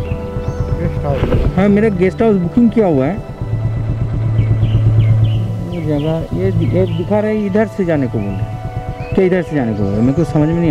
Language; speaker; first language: Hindi; non-native, local second language; Bangla